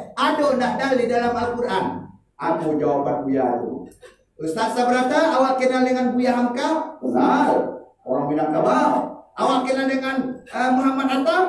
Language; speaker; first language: Indonesian; non-native, local second language; Minangkabau